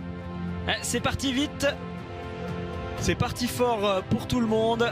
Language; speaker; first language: French; native; French